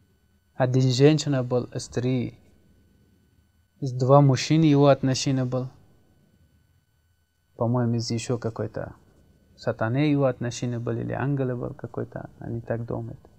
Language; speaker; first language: Russian; non-native, learner; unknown